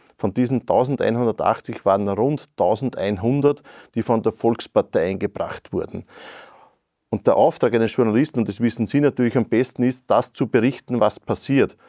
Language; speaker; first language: German; native; German